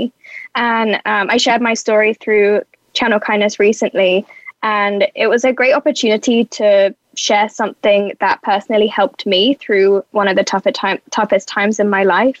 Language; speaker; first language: English; native; English